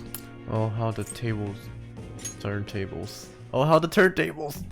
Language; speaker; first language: English; native; English